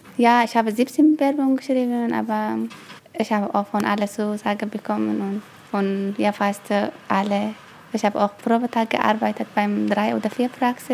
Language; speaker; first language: German; non-native, learner; Tigrinya